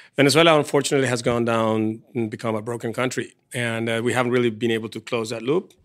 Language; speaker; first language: English; non-native, fluent; Spanish